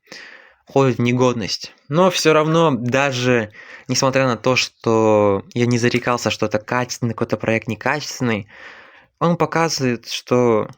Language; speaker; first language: Russian; native; Russian